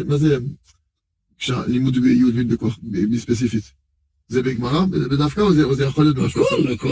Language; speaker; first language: Hebrew; non-native, fluent; French